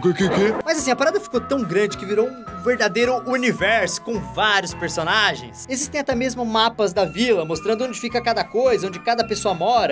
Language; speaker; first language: Portuguese; native; Portuguese